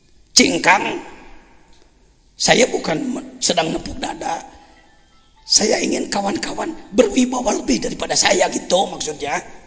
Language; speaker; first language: Malay; non-native, local second language; Sundanese